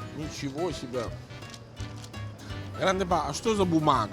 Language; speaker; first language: Russian; non-native, fluent; Italian